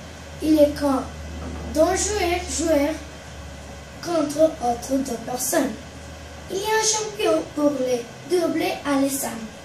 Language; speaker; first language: French; non-native, learner; Spanish